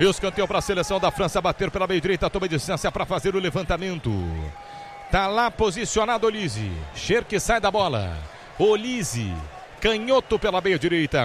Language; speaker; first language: Portuguese; native; Portuguese